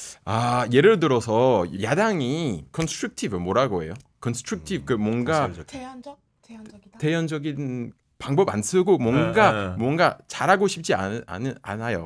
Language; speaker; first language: Korean; non-native, fluent; French